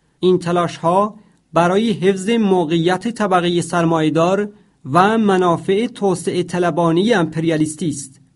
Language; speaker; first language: Persian; non-native, local second language; Central Kurdish